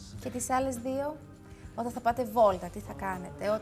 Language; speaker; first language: Greek; native; Greek